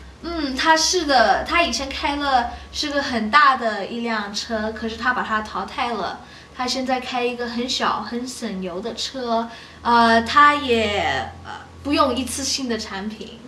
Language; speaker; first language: Chinese; non-native, learner; English